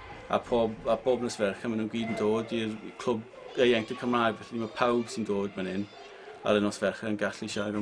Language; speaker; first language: Welsh; native; Welsh